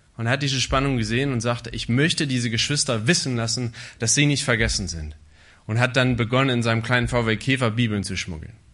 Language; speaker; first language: German; native; German